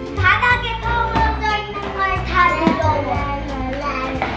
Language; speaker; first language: Korean; early bilingual, heritage; Korean